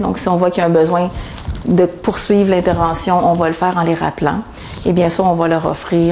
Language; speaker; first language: French; native; French